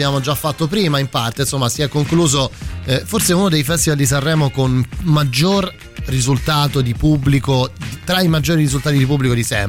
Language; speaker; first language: Italian; native; Italian